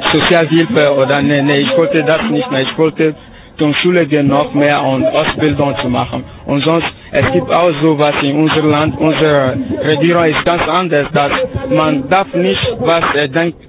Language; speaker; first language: German; non-native, learner; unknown